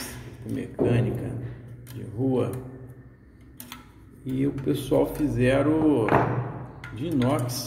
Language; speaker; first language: Portuguese; native; Portuguese